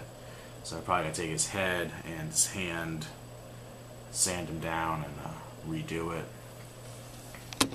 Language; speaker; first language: English; native; English